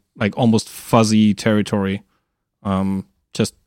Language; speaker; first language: English; non-native, fluent; German